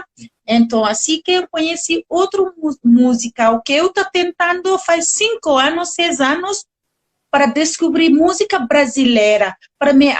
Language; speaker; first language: Portuguese; non-native, learner; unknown